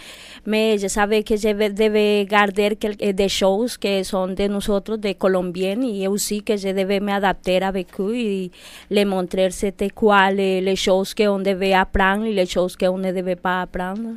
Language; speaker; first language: French; non-native, fluent; Spanish